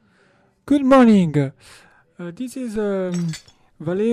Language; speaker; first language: English; non-native, learner; Italian